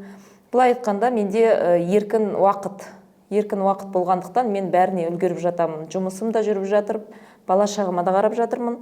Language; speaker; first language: Kazakh; native; Kazakh